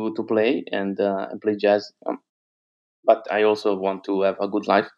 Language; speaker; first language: English; non-native, fluent; Italian